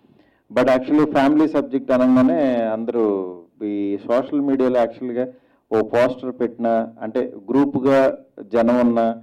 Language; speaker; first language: Telugu; native; Telugu